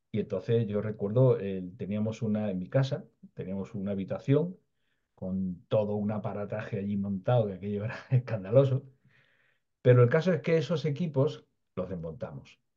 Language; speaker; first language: Spanish; native; Spanish